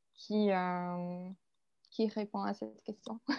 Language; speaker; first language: French; non-native, fluent; English